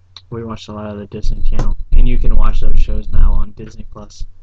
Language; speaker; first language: English; early bilingual, other home language; Spanish